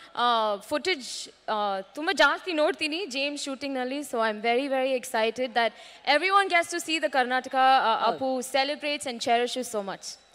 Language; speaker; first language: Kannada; non-native, learner; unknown